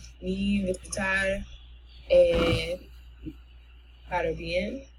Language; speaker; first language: Spanish; non-native, learner; English